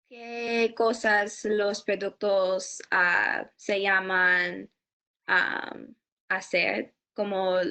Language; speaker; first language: Spanish; non-native, learner; English